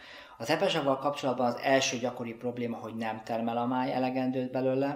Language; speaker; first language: Hungarian; native; Hungarian